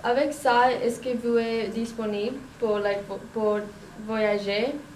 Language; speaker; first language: French; non-native, learner; English